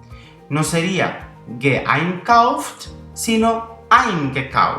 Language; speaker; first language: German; non-native, fluent; Spanish